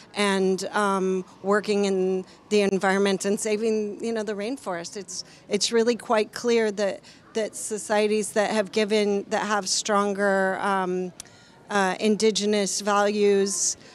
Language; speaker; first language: English; native; English